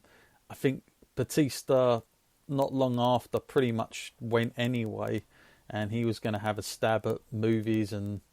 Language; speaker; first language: English; native; English